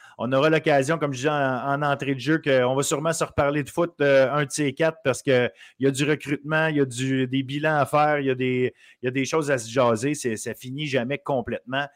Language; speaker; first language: French; native; French